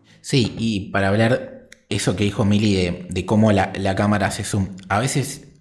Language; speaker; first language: Spanish; native; Spanish